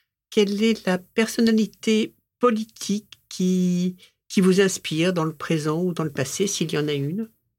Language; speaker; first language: French; native; French